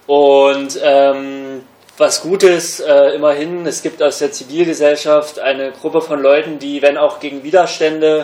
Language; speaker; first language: German; native; German